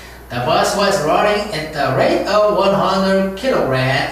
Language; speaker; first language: English; non-native, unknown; Korean